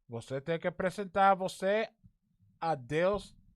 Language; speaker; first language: Portuguese; non-native, learner; English